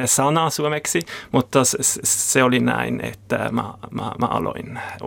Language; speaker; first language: Finnish; non-native, fluent; German